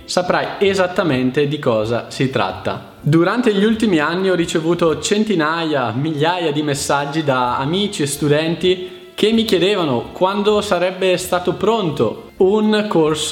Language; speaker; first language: Italian; native; Italian